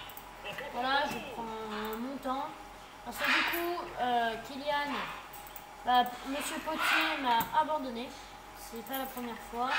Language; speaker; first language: French; native; French